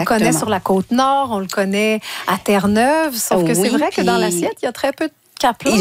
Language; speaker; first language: French; native; French